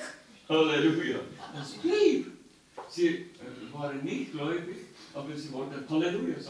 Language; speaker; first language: German; non-native, learner; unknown